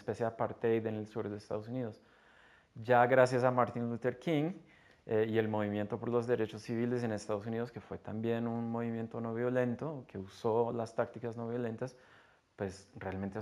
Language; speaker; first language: Spanish; non-native, fluent; English